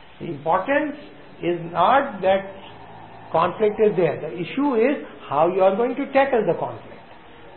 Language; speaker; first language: English; non-native, local second language; Urdu